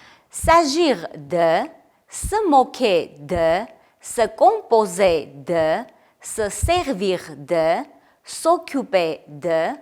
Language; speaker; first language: French; non-native, fluent; Armenian